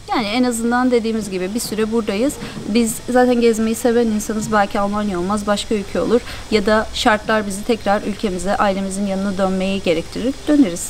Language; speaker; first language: Turkish; native; Turkish